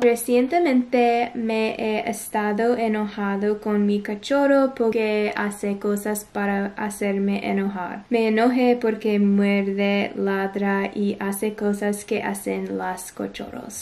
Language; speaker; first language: Spanish; non-native, learner; English